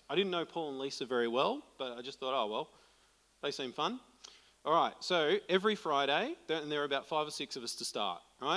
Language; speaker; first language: English; native; English